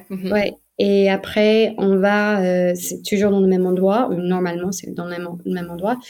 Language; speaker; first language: French; non-native, fluent; English